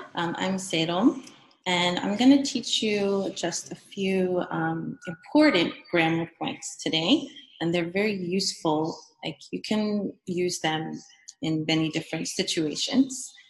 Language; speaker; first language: English; early bilingual, other home language; Korean